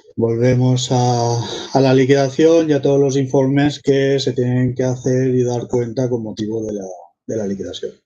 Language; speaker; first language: Spanish; non-native, local second language; Catalan